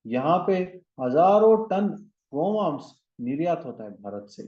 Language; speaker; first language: Hindi; non-native, local second language; Kannada